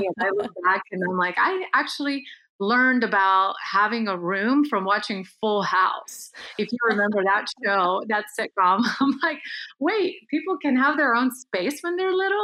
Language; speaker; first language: English; early bilingual, other home language; Bulgarian